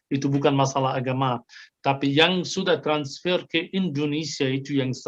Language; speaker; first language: Indonesian; non-native, fluent; Arabic